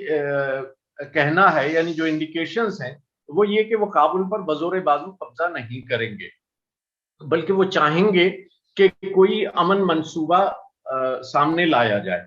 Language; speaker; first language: Urdu; native; Urdu